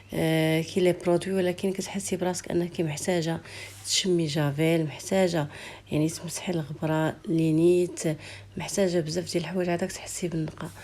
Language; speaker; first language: Arabic; native; Arabic